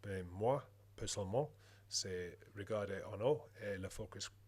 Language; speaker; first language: French; non-native, learner; English